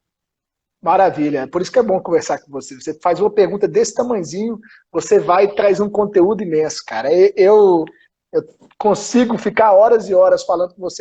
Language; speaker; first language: Portuguese; native; Portuguese